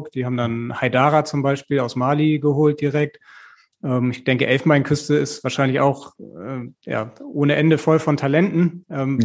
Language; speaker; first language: German; native; German